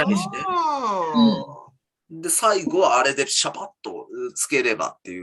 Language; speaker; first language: Japanese; native; Japanese